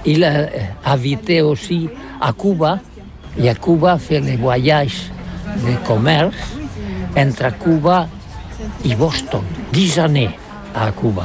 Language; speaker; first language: French; non-native, learner; Catalan